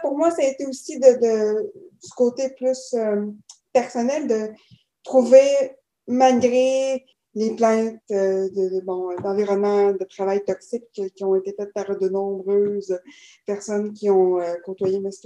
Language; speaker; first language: French; native; French